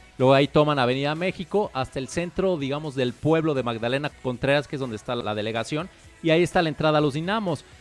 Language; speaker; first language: Spanish; native; Spanish